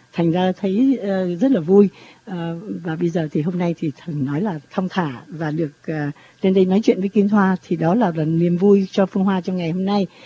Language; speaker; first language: Vietnamese; native; Vietnamese